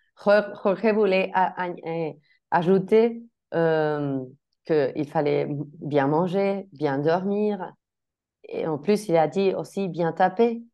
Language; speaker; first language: French; non-native, fluent; Spanish